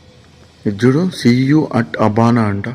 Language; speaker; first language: Telugu; native; Telugu